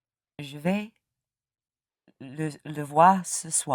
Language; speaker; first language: French; non-native, learner; English